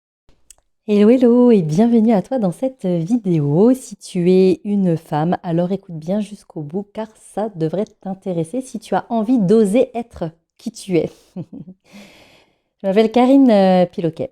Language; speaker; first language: French; native; French